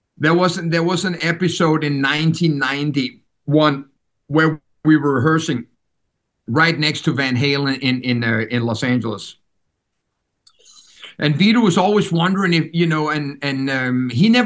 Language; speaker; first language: English; non-native, fluent; Danish